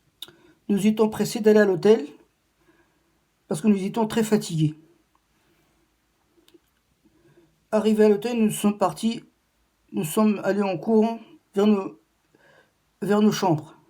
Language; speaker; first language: French; non-native, local second language; Arabic